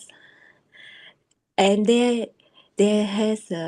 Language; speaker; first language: English; non-native, learner; Japanese